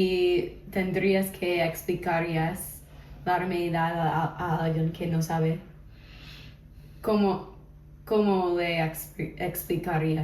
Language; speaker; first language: Spanish; non-native, fluent; English